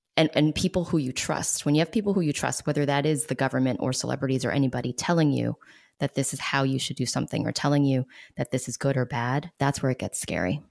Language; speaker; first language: English; native; English